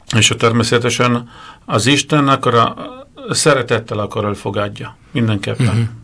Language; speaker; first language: Hungarian; non-native, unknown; Italian